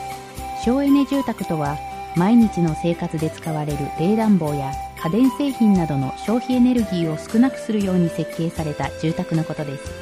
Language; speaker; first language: Japanese; native; Japanese